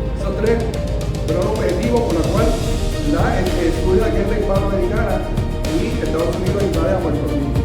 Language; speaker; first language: Spanish; early bilingual, heritage; Spanish